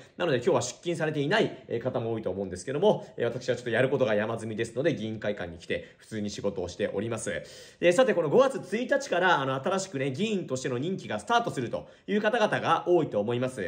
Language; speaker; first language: Japanese; native; Japanese